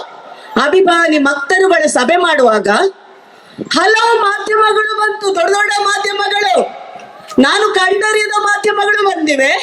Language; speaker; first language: Kannada; native; Kannada